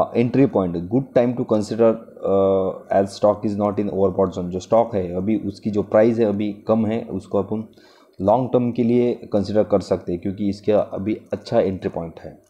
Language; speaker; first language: Hindi; non-native, local second language; Marathi